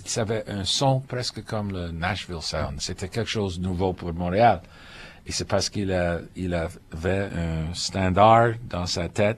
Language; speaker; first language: French; non-native, local second language; English